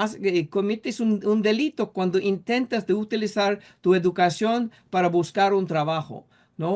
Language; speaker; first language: Spanish; non-native, fluent; English